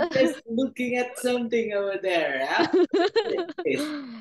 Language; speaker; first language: English; non-native, fluent; Indonesian